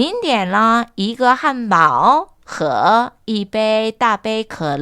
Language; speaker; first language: Chinese; non-native, fluent; Korean